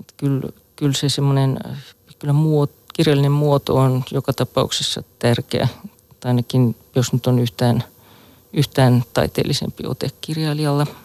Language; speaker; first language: Finnish; native; Finnish